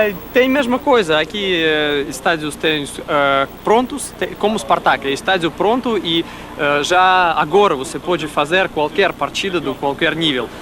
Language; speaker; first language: Portuguese; non-native, learner; Russian